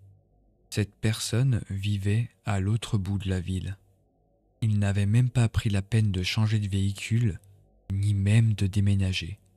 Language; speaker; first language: French; native; French